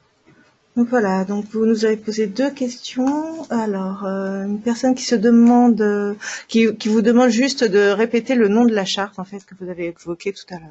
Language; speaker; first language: French; native; French